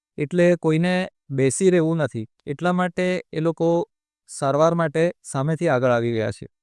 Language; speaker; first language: Gujarati; native; Gujarati